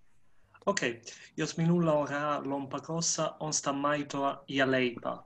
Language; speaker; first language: Finnish; non-native, learner; Italian